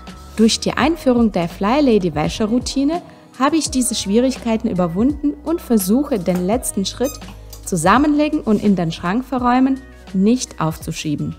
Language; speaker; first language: German; non-native, fluent; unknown